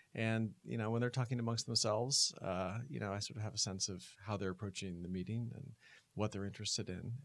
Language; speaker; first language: English; native; English